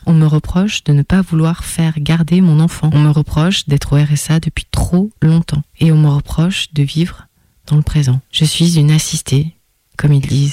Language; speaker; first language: French; native; French